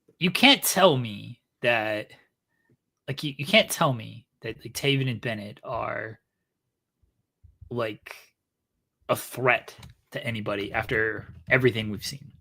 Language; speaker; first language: English; native; English